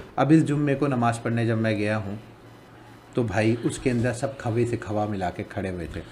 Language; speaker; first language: Urdu; native; Urdu